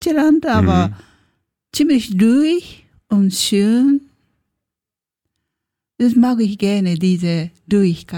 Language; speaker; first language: German; non-native, learner; Japanese